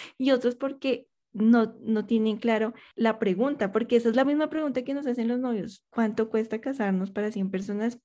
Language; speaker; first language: Spanish; native; Spanish